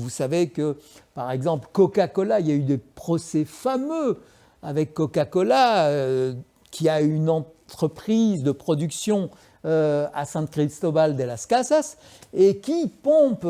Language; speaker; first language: French; native; French